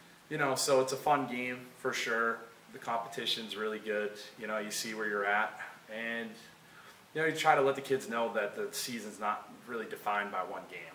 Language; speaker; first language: English; native; English